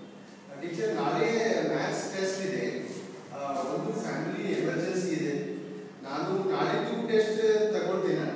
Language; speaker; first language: Kannada; non-native, learner; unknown